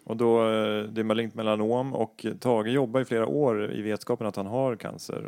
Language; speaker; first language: Swedish; native; Swedish